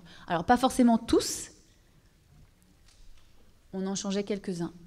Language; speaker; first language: French; native; French